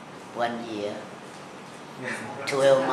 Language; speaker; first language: English; non-native, learner; Thai